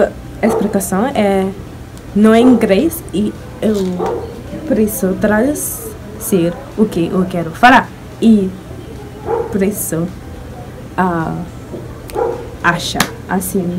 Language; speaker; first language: Portuguese; non-native, learner; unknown